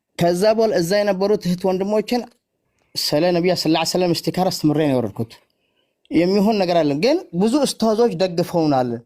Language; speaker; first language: Amharic; non-native, local second language; Afar